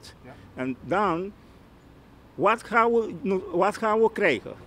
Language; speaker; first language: Dutch; non-native, local second language; Papiamento